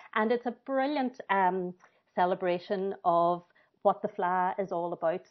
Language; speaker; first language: English; native; English